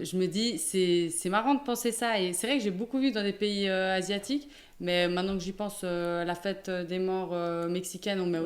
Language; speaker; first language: French; native; French